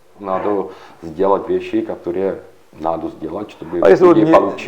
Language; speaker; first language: Russian; non-native, learner; Czech